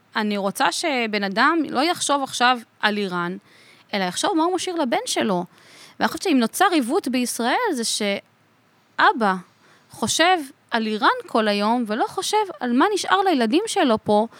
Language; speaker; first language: Hebrew; native; Hebrew